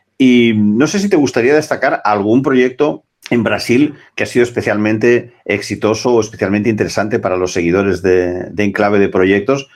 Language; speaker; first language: Spanish; non-native, local second language; Catalan